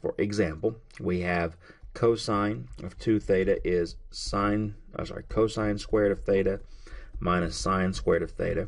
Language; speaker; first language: English; native; English